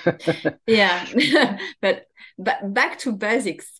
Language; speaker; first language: English; non-native, fluent; French